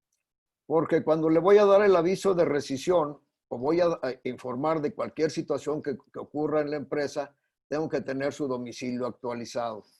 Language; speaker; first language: Spanish; native; Spanish